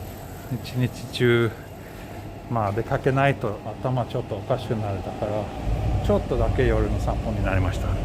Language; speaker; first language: Japanese; non-native, learner; Swedish